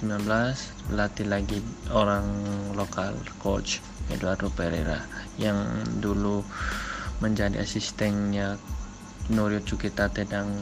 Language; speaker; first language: Indonesian; non-native, local second language; Tetum